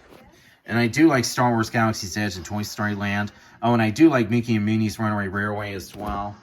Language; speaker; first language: English; native; English